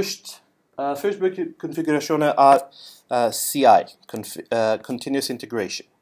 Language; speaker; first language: Norwegian; non-native, learner; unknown